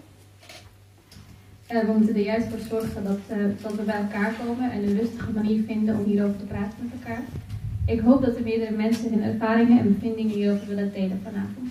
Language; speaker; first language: Dutch; early bilingual, other home language; Arabic